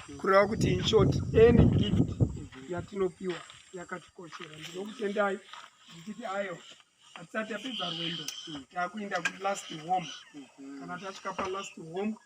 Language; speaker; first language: Shona; non-native, local second language; Tsonga